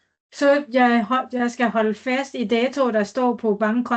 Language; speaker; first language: Danish; non-native, learner; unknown